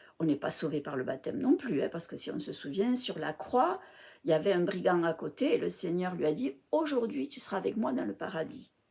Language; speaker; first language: French; early bilingual, other home language; English